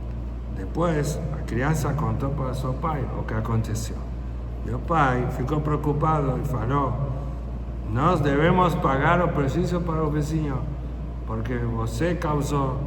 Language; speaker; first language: Portuguese; non-native, fluent; Spanish